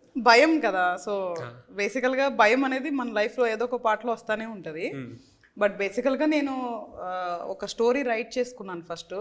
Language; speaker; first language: Telugu; native; Telugu